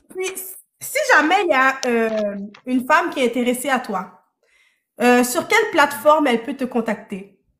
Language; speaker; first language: French; early bilingual, other home language; Haitian Creole